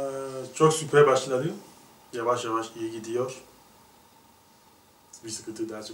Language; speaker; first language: Turkish; non-native, learner; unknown